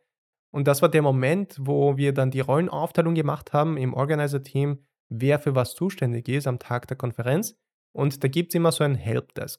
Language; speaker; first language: German; native; German